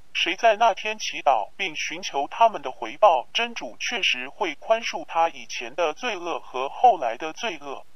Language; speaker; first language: Chinese; non-native, local second language; Cantonese